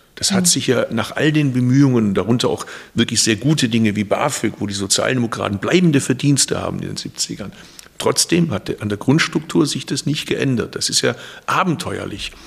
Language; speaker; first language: German; early bilingual, other home language; Turkish